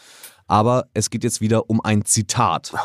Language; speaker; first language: German; native; German